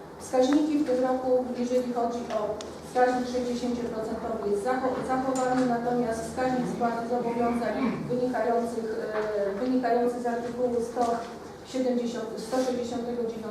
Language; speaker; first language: Polish; native; Polish